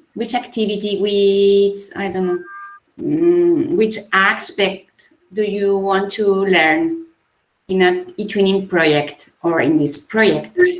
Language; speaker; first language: English; non-native, fluent; Spanish